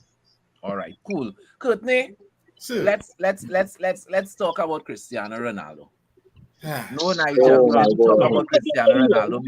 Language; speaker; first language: English; native; English